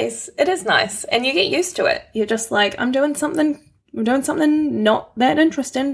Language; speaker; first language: English; native; English